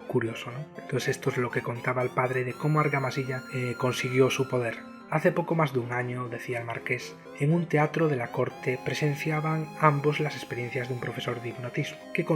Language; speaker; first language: Spanish; native; Spanish